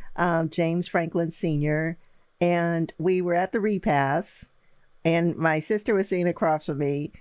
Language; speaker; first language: English; native; English